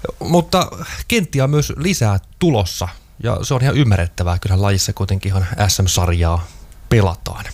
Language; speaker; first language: Finnish; native; Finnish